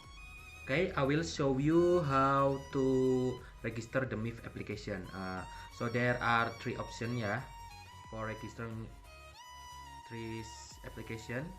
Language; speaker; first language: English; non-native, learner; Indonesian